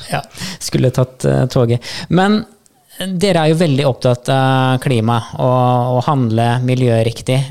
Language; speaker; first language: Norwegian; native; Norwegian